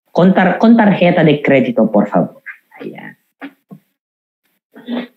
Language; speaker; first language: Spanish; non-native, fluent; Filipino